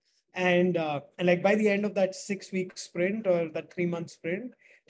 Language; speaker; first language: English; non-native, local second language; Hindi